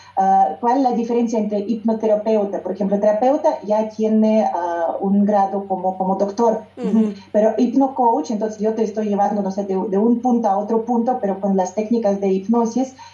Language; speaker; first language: Spanish; non-native, fluent; Russian